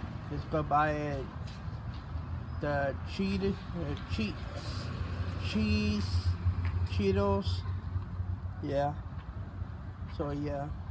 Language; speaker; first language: English; non-native, learner; Spanish